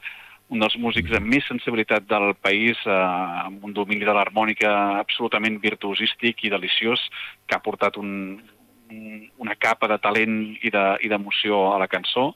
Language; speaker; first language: Catalan; native; Catalan